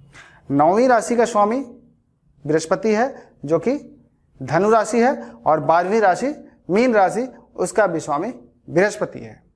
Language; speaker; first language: Hindi; native; Hindi